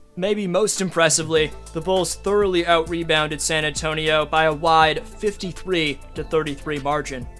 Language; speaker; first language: English; native; English